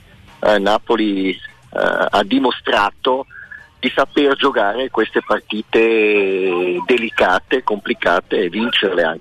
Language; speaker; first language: Italian; early bilingual, heritage; Italian